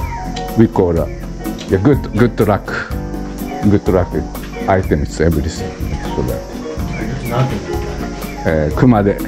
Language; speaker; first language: English; non-native, learner; Japanese